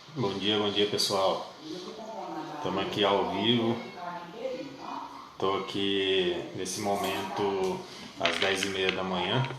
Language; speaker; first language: Portuguese; native; Portuguese